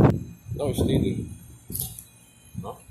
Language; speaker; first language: English; non-native, local second language; Filipino